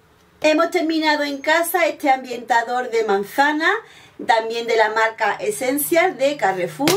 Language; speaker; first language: Spanish; native; Spanish